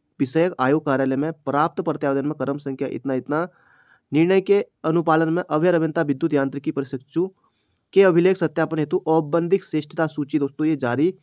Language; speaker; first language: Hindi; native; Hindi